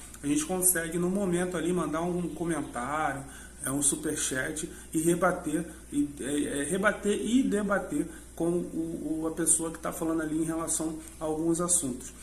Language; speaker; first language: Portuguese; native; Portuguese